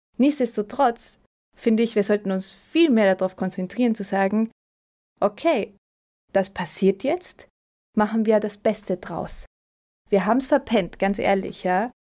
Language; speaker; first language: German; early bilingual, other home language; Spanish